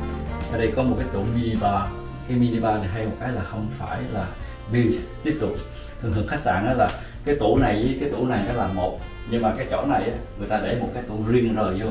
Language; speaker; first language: Vietnamese; native; Vietnamese